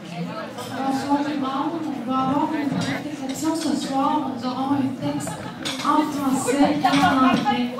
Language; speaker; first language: French; native; French